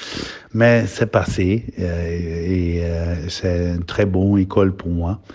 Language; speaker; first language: French; non-native, fluent; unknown